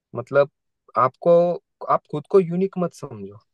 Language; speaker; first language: Hindi; non-native, local second language; Marathi